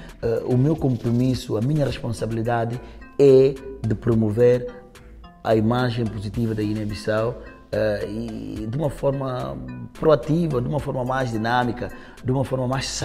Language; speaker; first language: Portuguese; non-native, local second language; Upper Guinea Crioulo